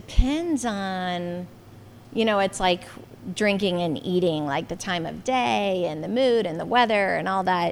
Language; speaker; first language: English; native; English